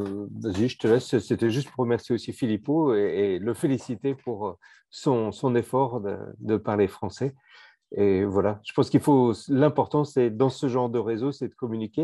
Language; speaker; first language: French; native; French